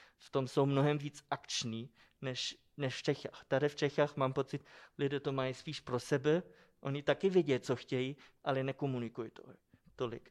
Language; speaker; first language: Czech; non-native, fluent; German